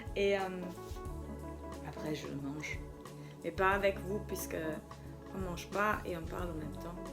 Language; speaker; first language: French; non-native, fluent; German